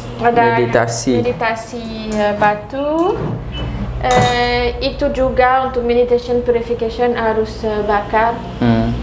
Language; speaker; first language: Indonesian; non-native, learner; French